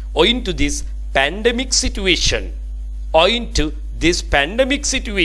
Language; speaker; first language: English; non-native, local second language; Sinhala